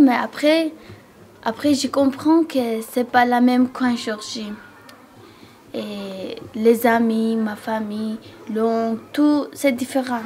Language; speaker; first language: French; non-native, learner; Georgian